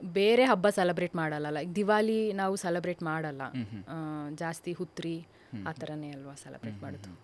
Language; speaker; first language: Kannada; non-native, local second language; Kodava